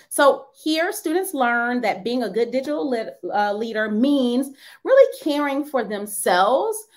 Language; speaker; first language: English; native; English